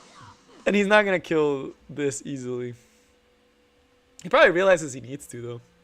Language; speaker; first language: English; native; English